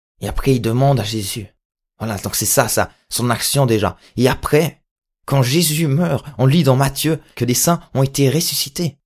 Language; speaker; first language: French; native; French